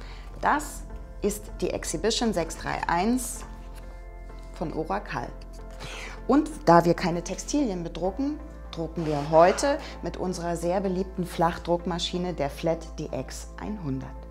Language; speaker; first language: German; native; German